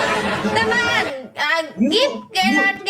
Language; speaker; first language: Indonesian; non-native, learner; Vietnamese